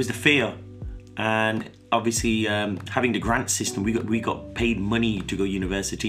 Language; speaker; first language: English; native; English